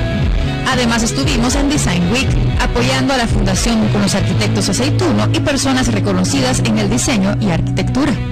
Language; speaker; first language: Spanish; native; Spanish